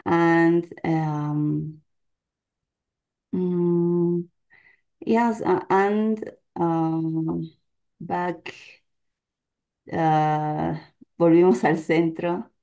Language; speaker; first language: English; non-native, learner; Spanish